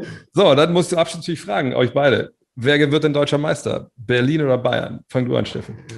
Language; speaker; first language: German; native; German